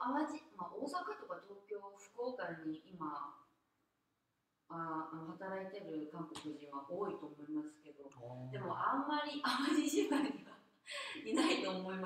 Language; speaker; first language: Japanese; non-native, fluent; Korean